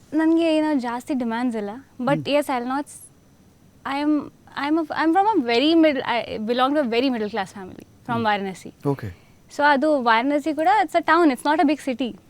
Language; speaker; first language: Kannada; non-native, fluent; Hindi